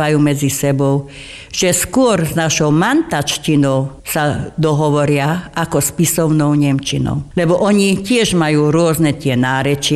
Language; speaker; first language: Slovak; non-native, local second language; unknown